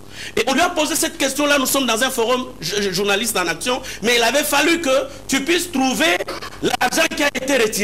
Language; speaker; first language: French; non-native, local second language; Lingala